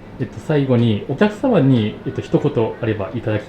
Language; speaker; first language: Japanese; native; Japanese